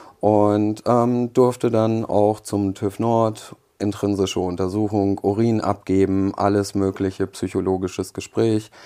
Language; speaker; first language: German; early bilingual, other home language; Polish